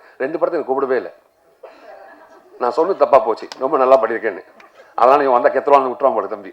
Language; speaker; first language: Tamil; native; Tamil